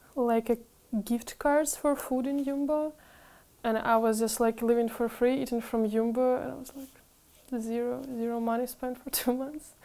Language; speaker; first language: English; non-native, fluent; Ukrainian